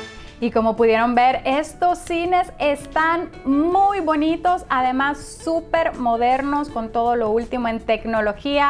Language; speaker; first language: Spanish; native; Spanish